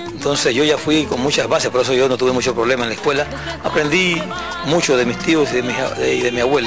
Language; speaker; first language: Spanish; native; Spanish